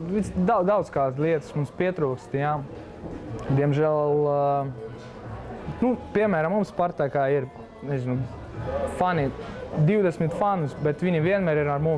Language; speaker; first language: Latvian; non-native, local second language; Russian